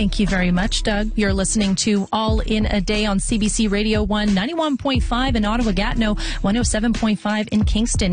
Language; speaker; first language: English; native; English